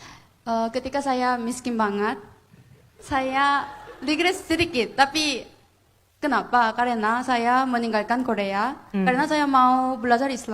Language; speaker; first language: Indonesian; non-native, fluent; Korean